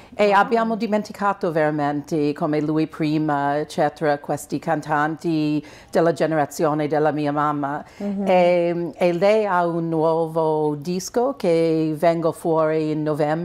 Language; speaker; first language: Italian; non-native, fluent; English